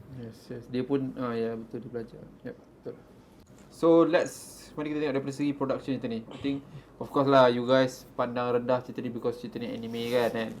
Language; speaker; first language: Malay; native; Malay